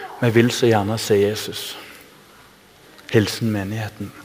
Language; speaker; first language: Norwegian; native; Norwegian